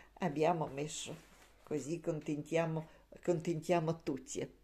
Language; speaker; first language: Italian; non-native, learner; Russian